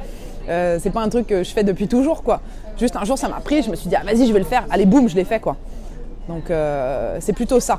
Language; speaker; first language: French; native; French